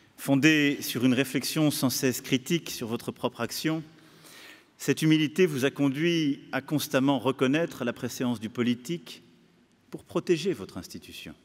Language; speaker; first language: French; native; French